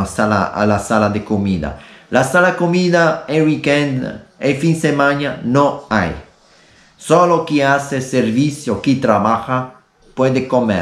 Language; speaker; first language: Spanish; non-native, learner; Italian